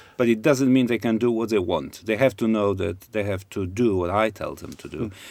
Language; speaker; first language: English; non-native, fluent; Polish